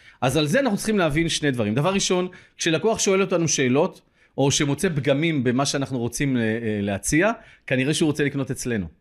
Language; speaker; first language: Hebrew; native; Hebrew